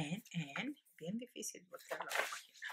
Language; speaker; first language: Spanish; early bilingual, heritage; Spanish